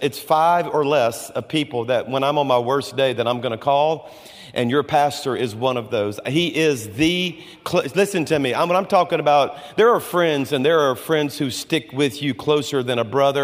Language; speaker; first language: English; native; English